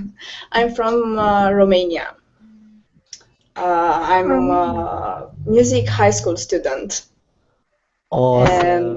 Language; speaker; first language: English; non-native, learner; Romanian